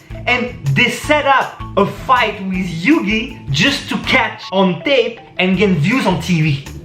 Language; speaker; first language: English; non-native, fluent; French